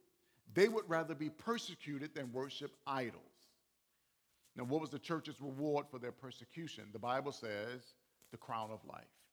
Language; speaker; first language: English; native; English